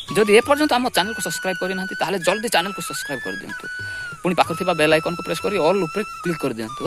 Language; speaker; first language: Odia; non-native, local second language; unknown